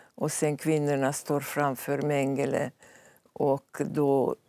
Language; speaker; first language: Swedish; non-native, fluent; Hungarian